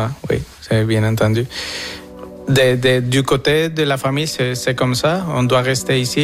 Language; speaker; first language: French; non-native, fluent; Spanish